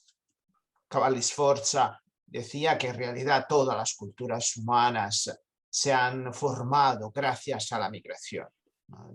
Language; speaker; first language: Spanish; non-native, fluent; Italian